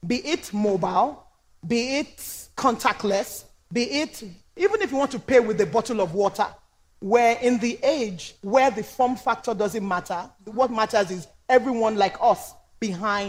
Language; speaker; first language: English; non-native, local second language; Yoruba